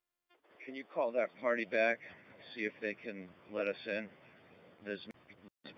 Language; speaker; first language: English; native; English